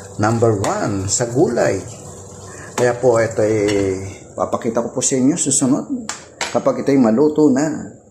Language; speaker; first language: Filipino; non-native, local second language; Cebuano